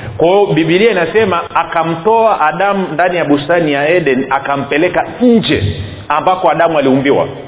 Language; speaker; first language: Swahili; native; Swahili